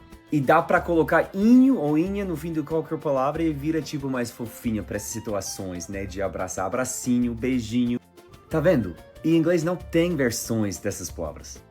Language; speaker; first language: Portuguese; non-native, fluent; English